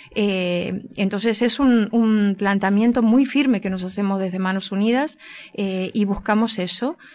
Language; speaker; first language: Spanish; native; Spanish